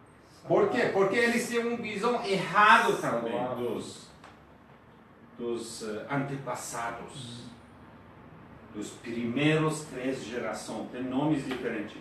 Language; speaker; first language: Portuguese; non-native, fluent; Persian